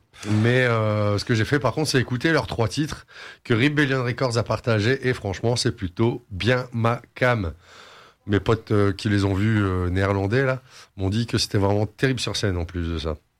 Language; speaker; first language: French; native; French